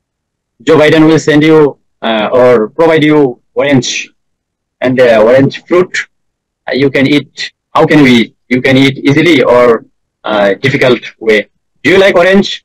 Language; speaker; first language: English; non-native, learner; Bangla